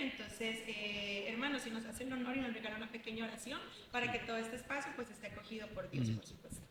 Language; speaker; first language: Spanish; native; Spanish